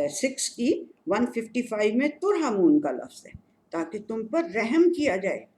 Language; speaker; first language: Urdu; native; Urdu